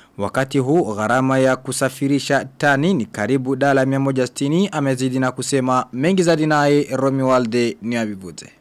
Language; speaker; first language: Swahili; non-native, local second language; Rundi